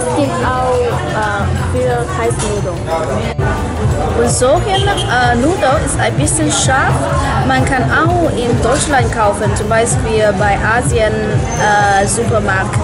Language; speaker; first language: German; non-native, learner; Chinese